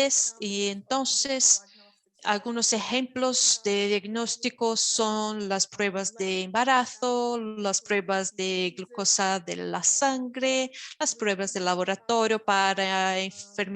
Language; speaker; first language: Spanish; non-native, fluent; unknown